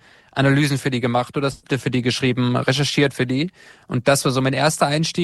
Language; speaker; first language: German; native; German